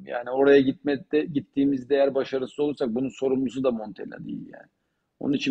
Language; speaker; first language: Turkish; native; Turkish